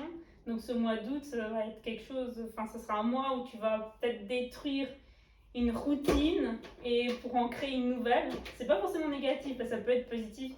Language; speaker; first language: French; native; French